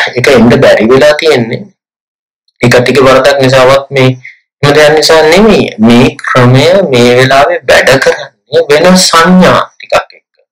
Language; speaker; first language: Sinhala; native; Sinhala